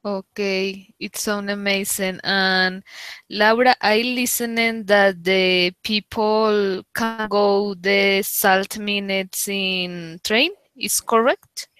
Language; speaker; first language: English; non-native, learner; Spanish